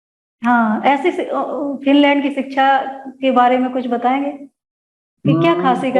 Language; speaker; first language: Hindi; native; Hindi